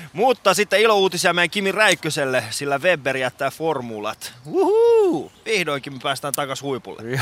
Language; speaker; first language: Finnish; native; Finnish